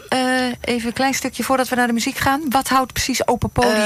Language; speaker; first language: Dutch; native; Dutch